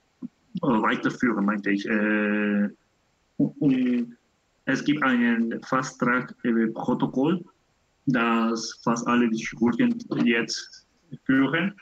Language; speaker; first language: German; non-native, learner; Spanish